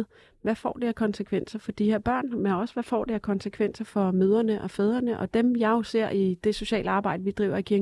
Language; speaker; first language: Danish; native; Danish